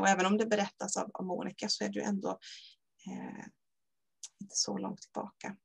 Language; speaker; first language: Swedish; native; Swedish